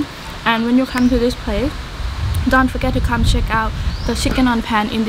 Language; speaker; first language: English; non-native, learner; Thai